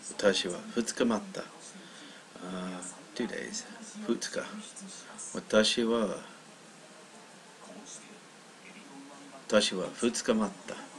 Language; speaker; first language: Japanese; non-native, learner; English